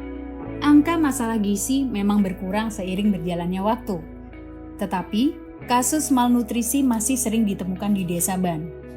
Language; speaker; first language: Indonesian; native; Indonesian